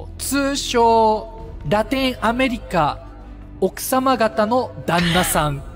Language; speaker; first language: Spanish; non-native, fluent; Japanese